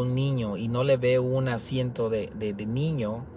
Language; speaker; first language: Spanish; native; Spanish